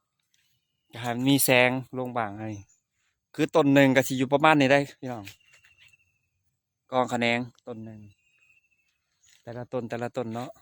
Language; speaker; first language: Thai; non-native, local second language; Northeastern Thai